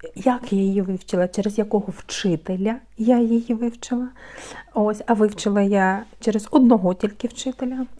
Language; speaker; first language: Ukrainian; non-native, local second language; Russian